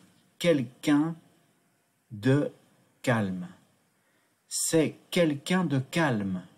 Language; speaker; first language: French; non-native, fluent; Tibetan